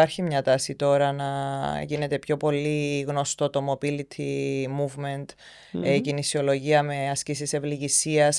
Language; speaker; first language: Greek; native; Greek